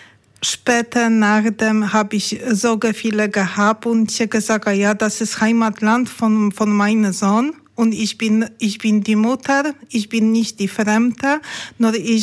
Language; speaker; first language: German; non-native, learner; Polish